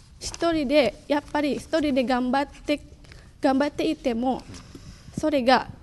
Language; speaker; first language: Japanese; non-native, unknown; Indonesian